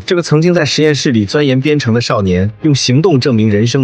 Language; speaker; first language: Chinese; native; Chinese